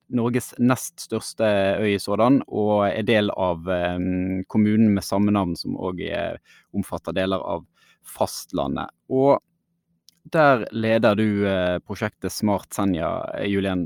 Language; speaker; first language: Norwegian; native; Norwegian